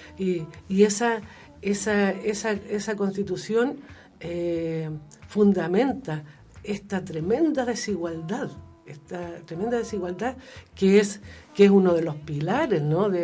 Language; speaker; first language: Spanish; native; Spanish